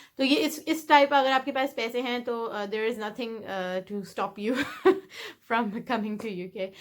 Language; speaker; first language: Urdu; native; Urdu